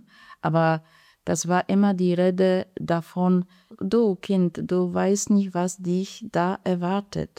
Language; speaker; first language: German; non-native, fluent; Polish